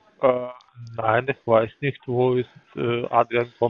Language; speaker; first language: German; non-native, learner; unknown